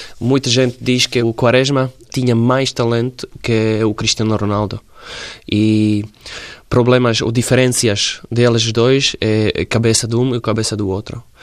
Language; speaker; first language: Portuguese; non-native, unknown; Slovak